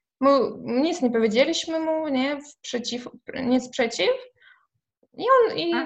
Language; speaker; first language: Polish; non-native, fluent; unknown